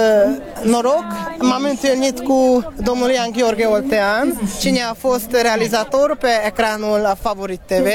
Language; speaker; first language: Romanian; non-native, local second language; Hungarian